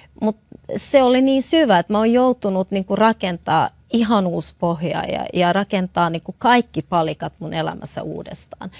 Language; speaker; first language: Finnish; non-native, local second language; Swedish